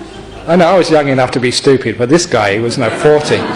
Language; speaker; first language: English; native; English